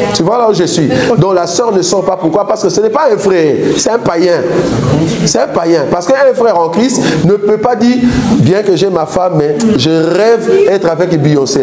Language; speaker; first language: French; non-native, local second language; Lingala